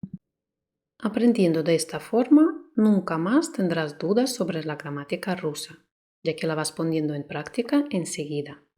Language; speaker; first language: Spanish; non-native, fluent; Russian